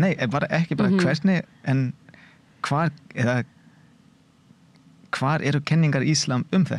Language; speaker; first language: Icelandic; non-native, fluent; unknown